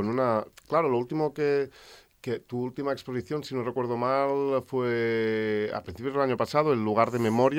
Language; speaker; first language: Spanish; non-native, local second language; Catalan